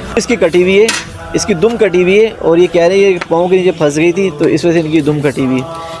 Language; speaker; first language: Urdu; non-native, local second language; Punjabi